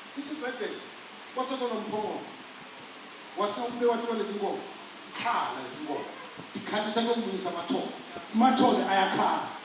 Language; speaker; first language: Zulu; non-native, local second language; Swati